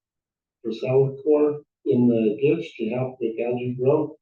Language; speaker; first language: English; native; English